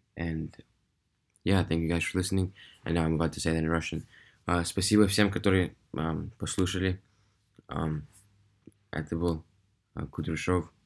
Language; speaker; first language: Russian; early bilingual, heritage; Russian